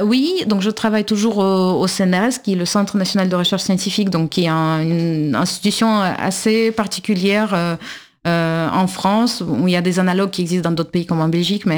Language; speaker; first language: French; non-native, fluent; Russian